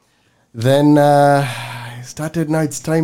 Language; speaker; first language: English; non-native, local second language; Swahili